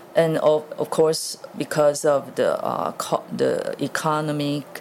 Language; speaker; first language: English; non-native, learner; Chinese